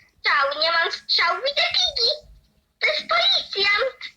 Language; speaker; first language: Polish; native; Polish